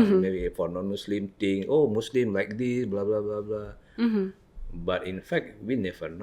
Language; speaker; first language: English; non-native, learner; Indonesian